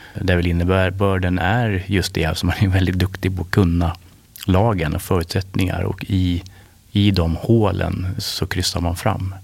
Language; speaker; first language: Swedish; native; Swedish